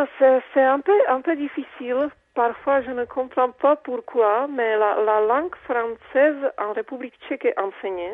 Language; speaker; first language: French; non-native, fluent; Czech